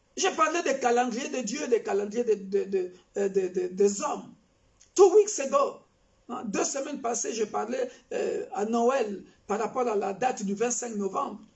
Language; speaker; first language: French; non-native, local second language; Kongo